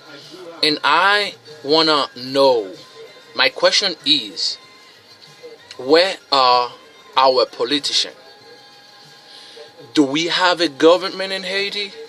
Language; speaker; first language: English; non-native, fluent; Haitian Creole